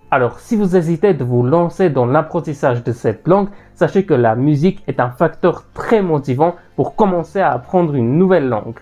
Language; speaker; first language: French; non-native, fluent; Armenian